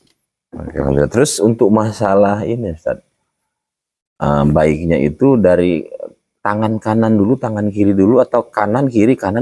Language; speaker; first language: Indonesian; native; Indonesian